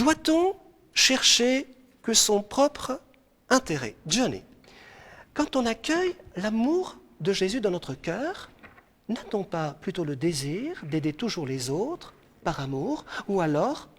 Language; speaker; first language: French; non-native, local second language; Arabic